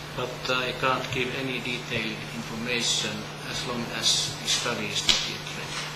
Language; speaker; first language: English; non-native, learner; Polish